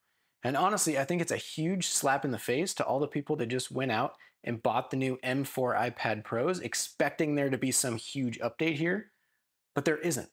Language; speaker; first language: English; native; English